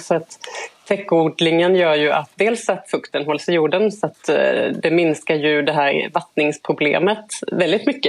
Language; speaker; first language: Swedish; native; Swedish